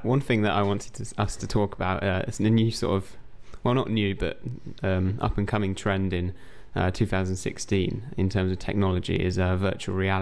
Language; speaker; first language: English; native; English